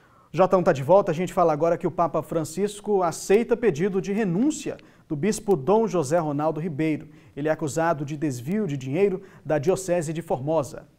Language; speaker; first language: Portuguese; native; Portuguese